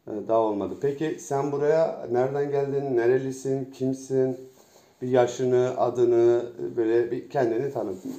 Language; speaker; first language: Turkish; native; Turkish